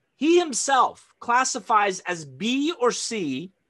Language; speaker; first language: English; non-native, fluent; Persian